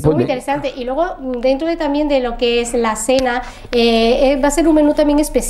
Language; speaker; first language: Italian; non-native, learner; Spanish